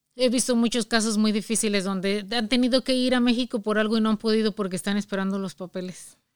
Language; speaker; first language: Spanish; native; Spanish